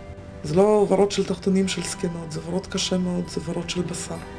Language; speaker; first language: Hebrew; native; Hebrew